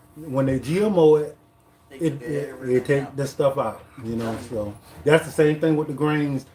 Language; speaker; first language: English; native; English